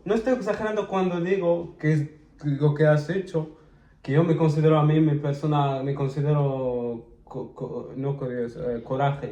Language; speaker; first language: Spanish; non-native, fluent; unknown